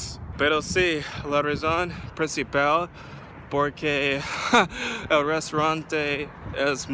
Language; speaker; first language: Spanish; non-native, learner; English